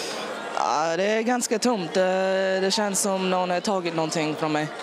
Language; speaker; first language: Swedish; non-native, fluent; English